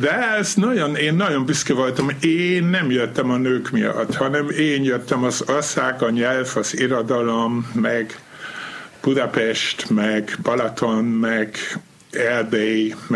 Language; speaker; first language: Hungarian; non-native, fluent; German